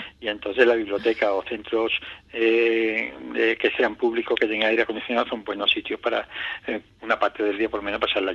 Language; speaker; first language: Spanish; native; Spanish